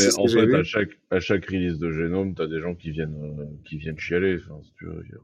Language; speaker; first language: French; native; French